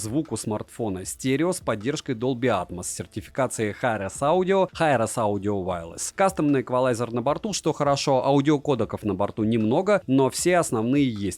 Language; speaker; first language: Russian; native; Russian